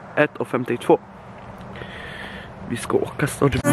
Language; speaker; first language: Swedish; early bilingual, other home language; Polish